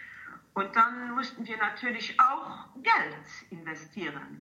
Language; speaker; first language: German; non-native, local second language; Luxembourgish